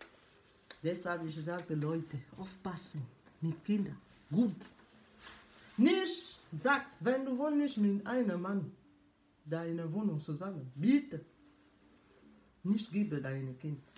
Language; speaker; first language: German; non-native, learner; French